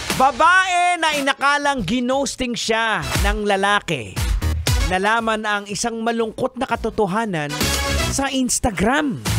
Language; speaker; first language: Filipino; native; Filipino